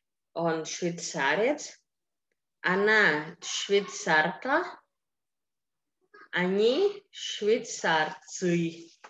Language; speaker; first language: Russian; non-native, fluent; Indonesian